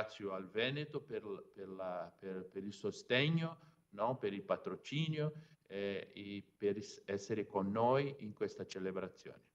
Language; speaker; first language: Italian; non-native, fluent; Portuguese